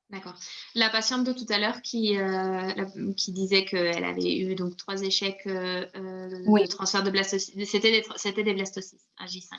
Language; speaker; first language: French; native; French